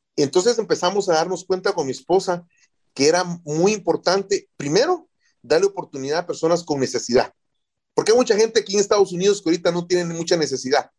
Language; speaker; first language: Spanish; native; Spanish